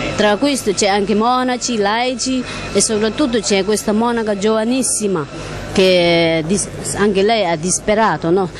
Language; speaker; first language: Italian; non-native, learner; Chinese